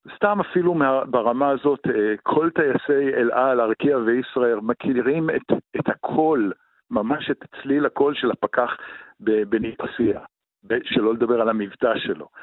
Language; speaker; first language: Hebrew; native; Hebrew